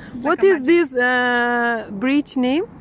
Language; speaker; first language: English; non-native, learner; Turkish